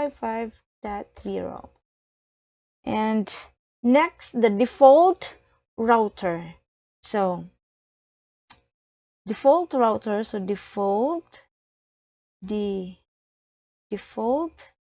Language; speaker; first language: English; non-native, learner; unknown